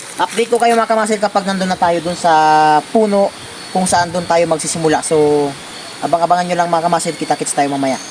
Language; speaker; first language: Filipino; native; Filipino